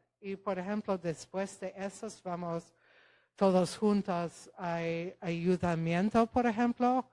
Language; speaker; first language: Spanish; non-native, fluent; Polish